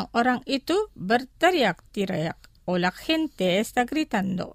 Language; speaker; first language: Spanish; non-native, fluent; Indonesian